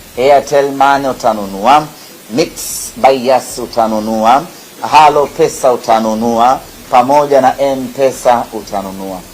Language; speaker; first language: Swahili; native; Swahili